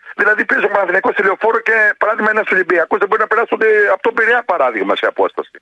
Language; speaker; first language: Greek; native; Greek